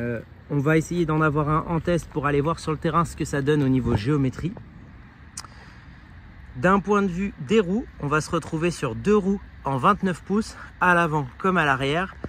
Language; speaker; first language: French; native; French